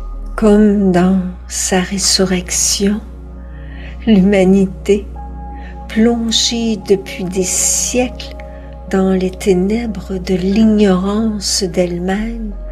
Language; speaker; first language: French; native; French